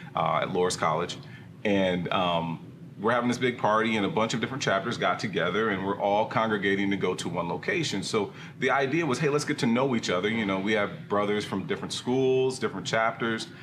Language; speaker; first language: English; early bilingual, other home language; Krio